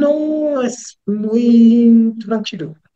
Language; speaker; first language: Spanish; non-native, learner; French